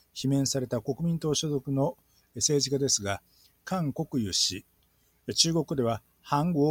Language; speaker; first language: Japanese; native; Japanese